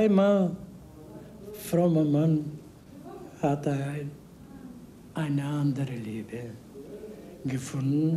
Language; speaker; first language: German; non-native, learner; Bulgarian